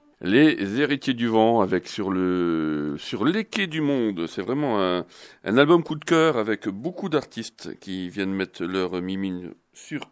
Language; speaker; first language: French; native; French